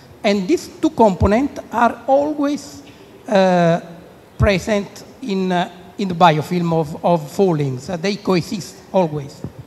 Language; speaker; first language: English; non-native, fluent; Italian